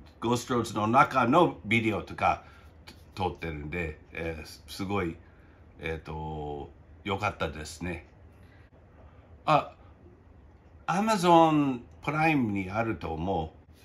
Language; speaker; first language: Japanese; non-native, fluent; English